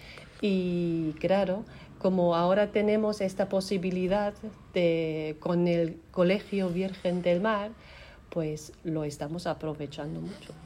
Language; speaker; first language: Spanish; non-native, fluent; German